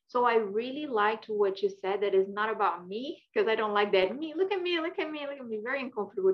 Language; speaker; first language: English; non-native, fluent; Portuguese